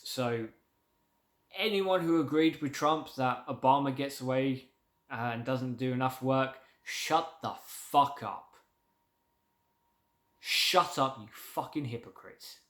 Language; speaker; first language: English; native; English